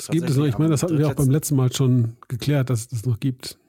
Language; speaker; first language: German; native; German